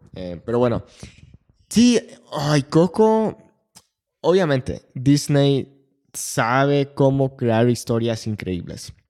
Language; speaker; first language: Spanish; non-native, fluent; English